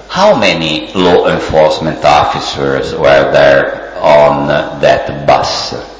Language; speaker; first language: English; non-native, fluent; Italian